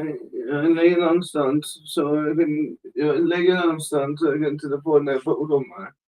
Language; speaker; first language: Swedish; early bilingual, other home language; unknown